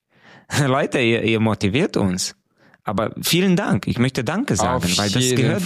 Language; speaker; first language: German; non-native, fluent; Hungarian